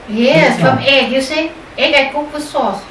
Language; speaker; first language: English; non-native, learner; Vietnamese